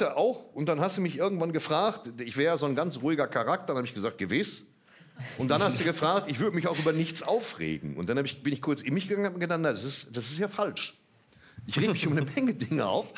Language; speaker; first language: German; native; German